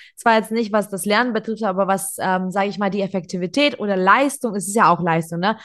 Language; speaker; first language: German; native; German